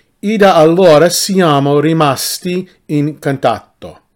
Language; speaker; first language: Italian; non-native, learner; English